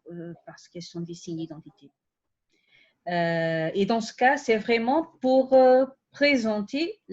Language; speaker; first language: French; non-native, fluent; Portuguese